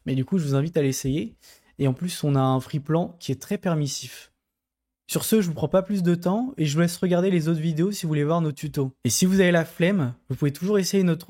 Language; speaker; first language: French; native; French